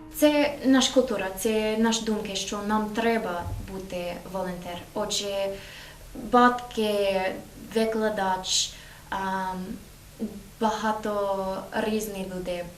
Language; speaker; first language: Ukrainian; non-native, learner; English